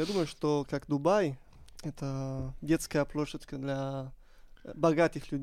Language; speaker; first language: Russian; non-native, learner; Italian